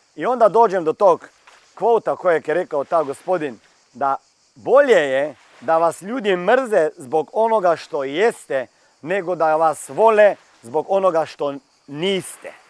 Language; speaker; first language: Croatian; early bilingual, heritage; Croatian